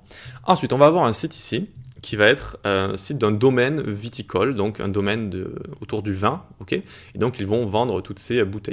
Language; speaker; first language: French; native; French